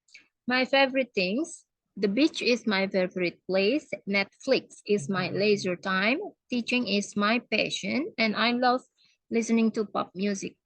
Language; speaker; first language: English; non-native, fluent; Indonesian